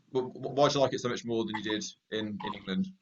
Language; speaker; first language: English; native; English